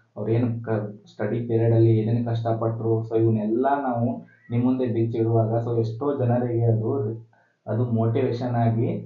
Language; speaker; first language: Kannada; native; Kannada